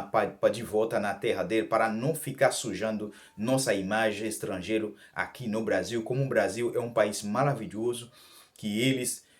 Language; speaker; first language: Portuguese; non-native, learner; Haitian Creole